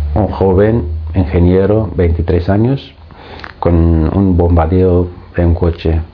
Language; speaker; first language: Spanish; non-native, fluent; Arabic